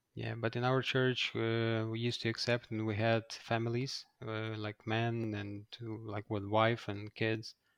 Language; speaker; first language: English; non-native, fluent; Ukrainian